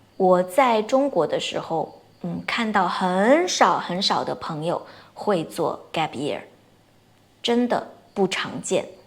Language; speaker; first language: Chinese; native; Chinese